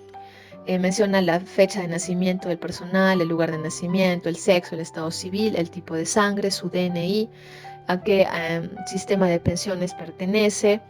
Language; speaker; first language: Spanish; native; Spanish